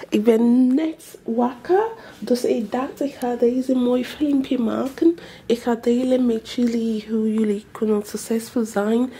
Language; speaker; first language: Dutch; non-native, learner; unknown